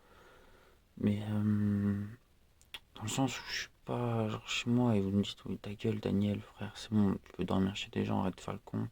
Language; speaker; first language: French; native; French